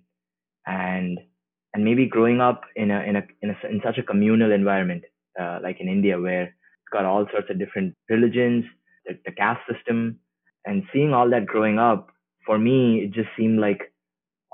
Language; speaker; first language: English; non-native, local second language; Tamil